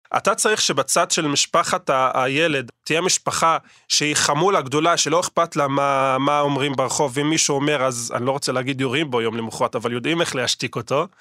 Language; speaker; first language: Hebrew; non-native, local second language; Arabic